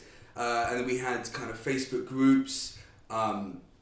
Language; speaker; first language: English; native; English